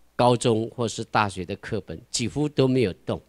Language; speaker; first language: Chinese; non-native, local second language; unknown